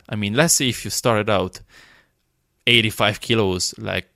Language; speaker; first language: English; non-native, fluent; Romanian